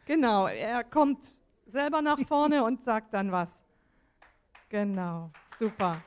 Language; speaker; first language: German; native; German